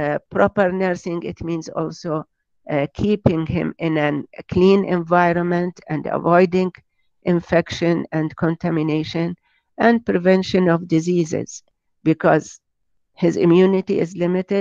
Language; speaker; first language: English; non-native, fluent; Arabic